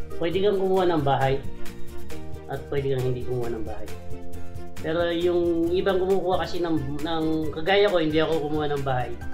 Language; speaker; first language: Filipino; non-native, local second language; Cebuano